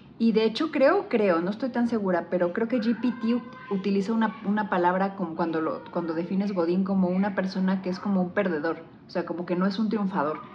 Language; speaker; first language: Spanish; native; Spanish